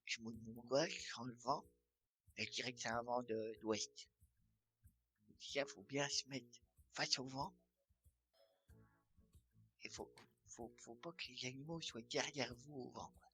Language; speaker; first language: French; native; French